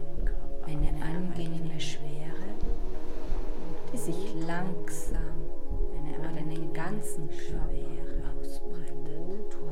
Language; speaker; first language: German; native; German